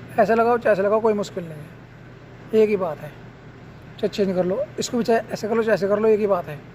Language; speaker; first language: Hindi; native; Hindi